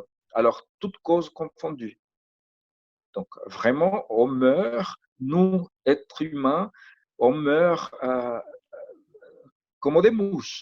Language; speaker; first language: French; non-native, fluent; Spanish